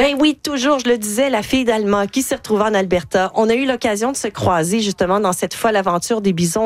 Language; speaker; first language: French; native; French